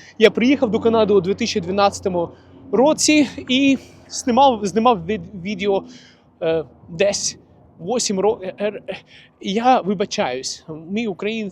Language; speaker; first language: Ukrainian; non-native, local second language; Russian